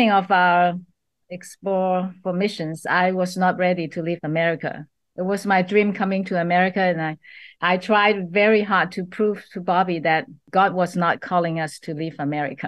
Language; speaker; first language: English; non-native, local second language; Cantonese